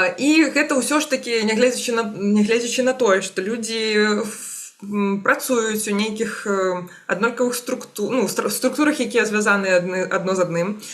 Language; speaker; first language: Belarusian; non-native, local second language; Russian